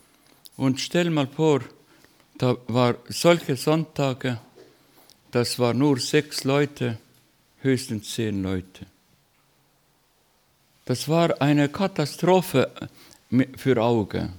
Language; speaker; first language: German; non-native, learner; Estonian